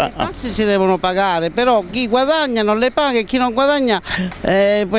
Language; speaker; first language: Italian; native; Italian